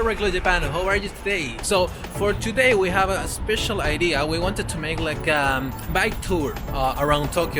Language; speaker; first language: English; non-native, fluent; Spanish